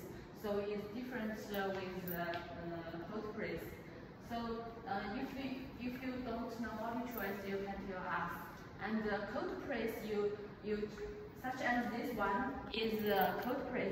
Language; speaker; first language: English; non-native, learner; Chinese